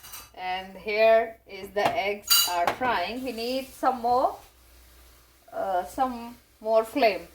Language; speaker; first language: English; non-native, learner; Hindi